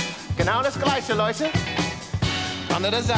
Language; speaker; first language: German; non-native, fluent; English